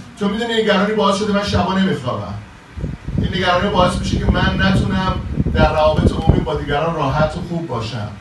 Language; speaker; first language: Persian; native; Persian